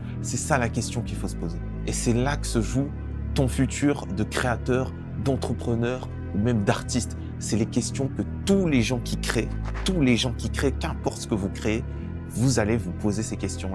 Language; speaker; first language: French; native; French